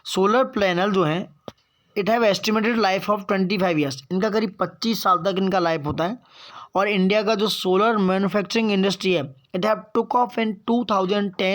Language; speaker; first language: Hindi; native; Hindi